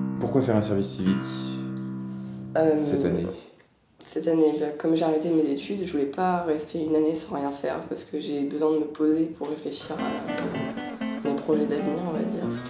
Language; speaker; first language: French; native; French